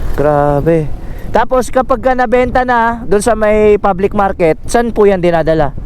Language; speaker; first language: Filipino; native; Filipino